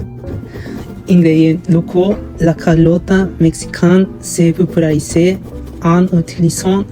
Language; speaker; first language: French; non-native, learner; Spanish